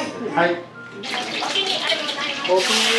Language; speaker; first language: Japanese; native; Japanese